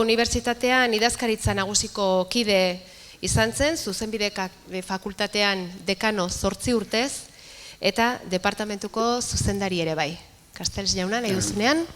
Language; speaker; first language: Basque; native; Basque